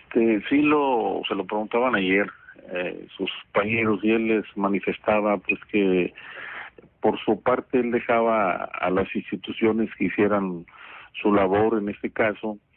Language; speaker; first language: Spanish; native; Spanish